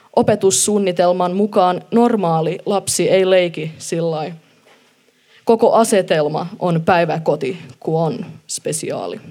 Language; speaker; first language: Finnish; non-native, local second language; Swedish